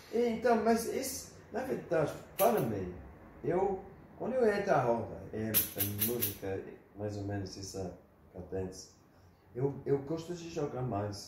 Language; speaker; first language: Portuguese; non-native, learner; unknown